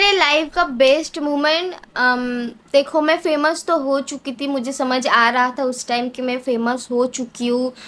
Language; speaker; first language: Hindi; non-native, local second language; Bangla